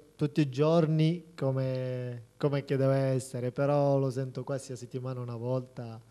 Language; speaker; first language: Italian; non-native, fluent; Persian